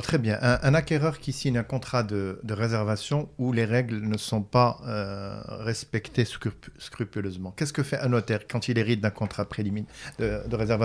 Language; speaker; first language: French; non-native, local second language; Arabic